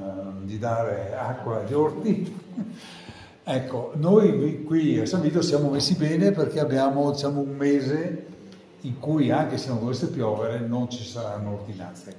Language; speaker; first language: Italian; native; Italian